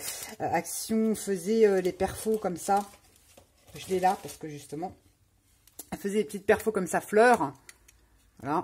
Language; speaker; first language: French; native; French